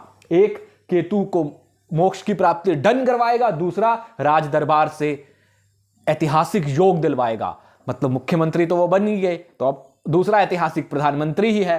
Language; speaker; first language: Hindi; native; Hindi